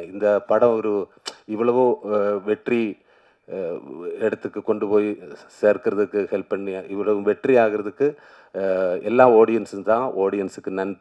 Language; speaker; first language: Tamil; non-native, learner; Malayalam